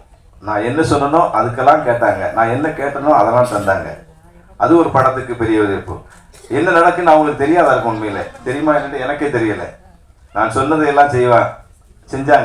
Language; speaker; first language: Tamil; native; Tamil